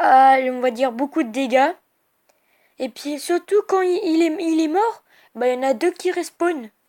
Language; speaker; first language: French; native; French